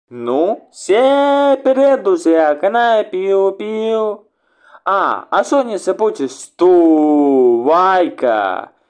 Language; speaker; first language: Russian; non-native, local second language; Latvian